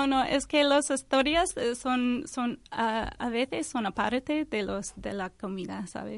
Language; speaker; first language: Spanish; non-native, learner; English